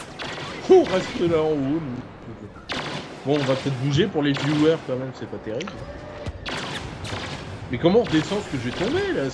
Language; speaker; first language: French; native; French